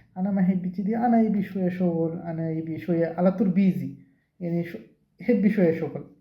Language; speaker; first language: Arabic; non-native, learner; Bangla